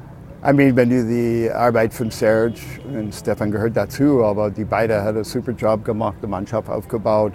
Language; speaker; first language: German; non-native, fluent; English